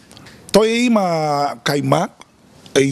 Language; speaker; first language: Bulgarian; non-native, learner; Spanish